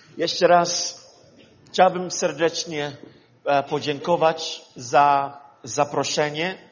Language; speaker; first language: Polish; non-native, fluent; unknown